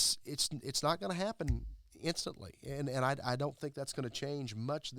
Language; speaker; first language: English; native; English